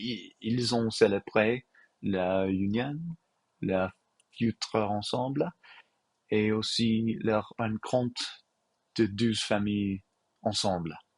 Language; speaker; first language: French; non-native, learner; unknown